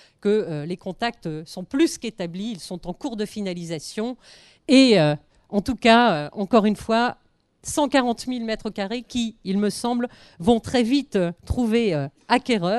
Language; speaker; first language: French; native; French